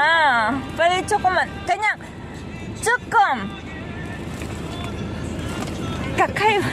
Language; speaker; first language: Korean; non-native, learner; Filipino